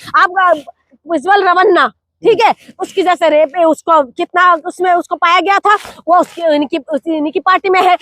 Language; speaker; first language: Hindi; non-native, local second language; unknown